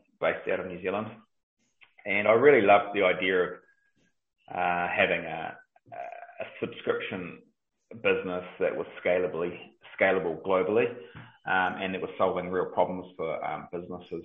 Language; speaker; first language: English; native; English